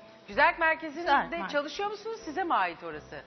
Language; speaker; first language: Turkish; native; Turkish